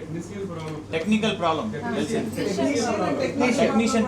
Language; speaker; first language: Telugu; non-native, learner; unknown